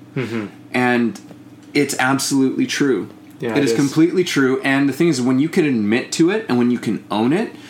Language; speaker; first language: English; native; English